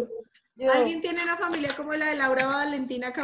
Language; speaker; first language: Spanish; native; Spanish